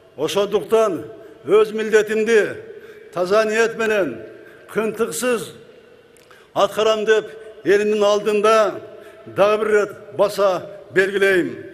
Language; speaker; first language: Kyrgyz; native; Kyrgyz